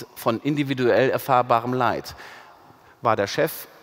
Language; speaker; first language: German; native; German